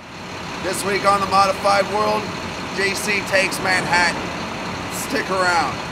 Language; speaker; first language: English; native; English